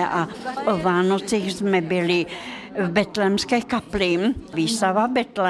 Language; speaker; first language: Czech; non-native, fluent; Russian